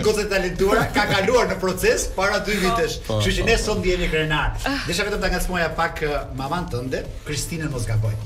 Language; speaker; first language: Albanian; native; Albanian